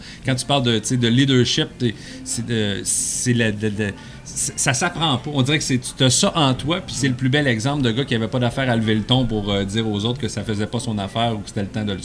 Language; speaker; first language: French; native; French